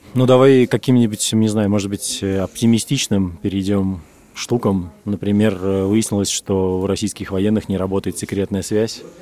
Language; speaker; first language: Russian; native; Russian